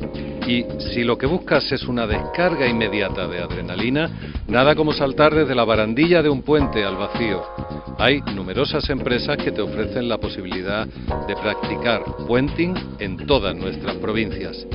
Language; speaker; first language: Spanish; native; Spanish